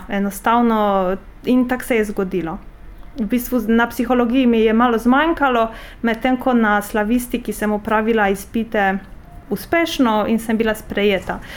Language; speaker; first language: Slovenian; non-native, fluent; Polish